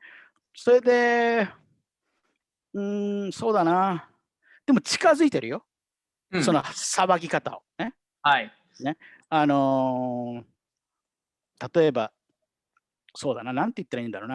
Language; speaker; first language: Japanese; native; Japanese